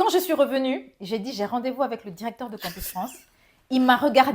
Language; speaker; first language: French; non-native, local second language; Bambara